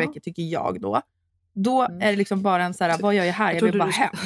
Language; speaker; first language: Swedish; native; Swedish